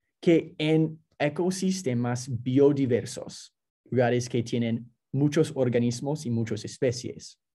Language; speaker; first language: Spanish; non-native, fluent; English